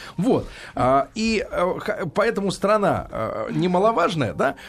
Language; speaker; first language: Russian; native; Russian